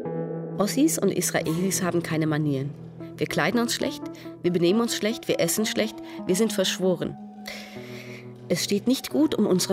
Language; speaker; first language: German; native; German